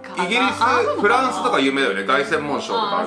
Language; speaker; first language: Japanese; native; Japanese